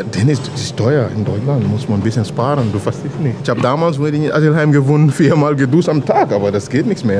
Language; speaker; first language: German; non-native, learner; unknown